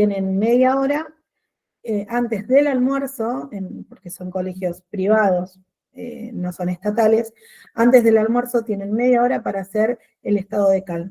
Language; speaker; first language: Spanish; native; Spanish